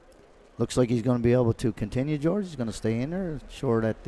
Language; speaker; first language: English; native; English